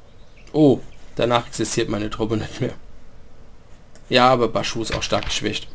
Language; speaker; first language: German; native; German